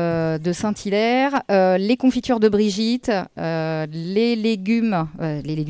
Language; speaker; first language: French; native; French